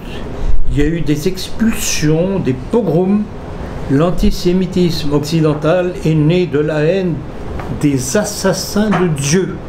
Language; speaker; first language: French; native; French